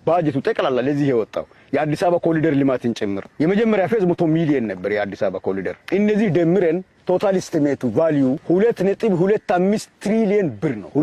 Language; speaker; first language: Amharic; non-native, local second language; Afar